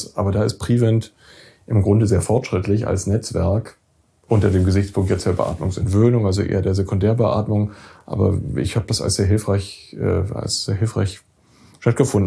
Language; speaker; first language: German; native; German